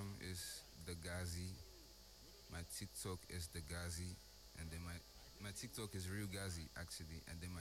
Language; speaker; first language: English; non-native, local second language; Yoruba